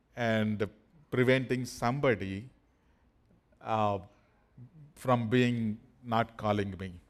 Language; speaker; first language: English; non-native, fluent; Telugu